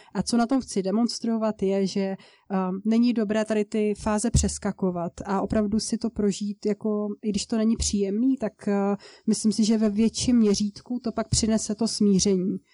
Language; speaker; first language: Czech; native; Czech